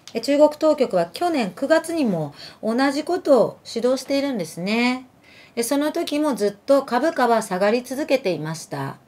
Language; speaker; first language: Japanese; early bilingual, other home language; Arabic